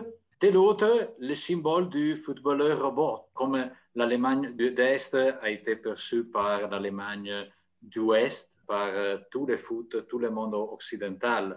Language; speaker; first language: French; non-native, fluent; Italian